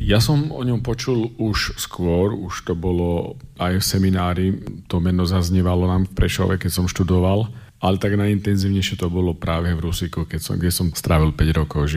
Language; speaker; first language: Slovak; native; Slovak